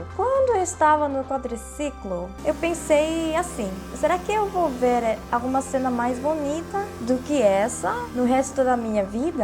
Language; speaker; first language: Portuguese; non-native, fluent; Korean